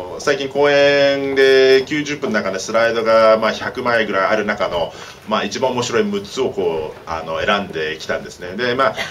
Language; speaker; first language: Japanese; early bilingual, heritage; Japanese